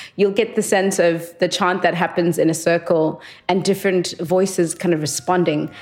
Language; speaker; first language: English; non-native, local second language; Xhosa